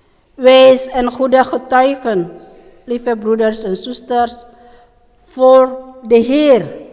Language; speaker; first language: Dutch; non-native, learner; Indonesian